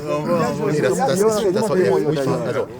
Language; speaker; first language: German; native; German